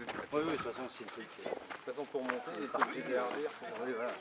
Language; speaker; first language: French; non-native, learner; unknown